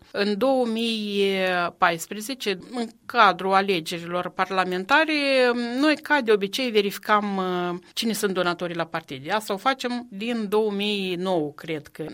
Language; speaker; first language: Romanian; native; Romanian